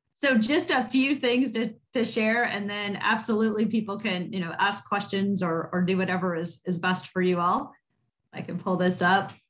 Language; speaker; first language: English; native; English